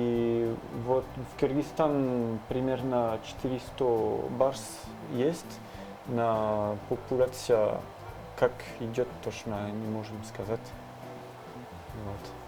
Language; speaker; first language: Russian; non-native, learner; French